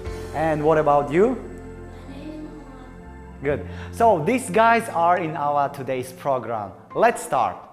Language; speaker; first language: English; non-native, learner; Tajik